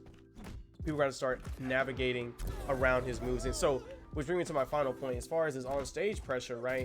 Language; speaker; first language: English; native; English